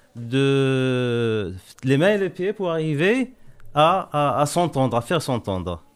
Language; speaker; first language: French; non-native, local second language; Arabic